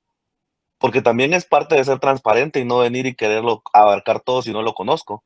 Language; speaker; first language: Spanish; native; Spanish